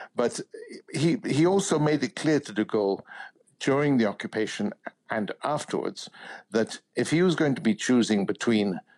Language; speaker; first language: English; native; English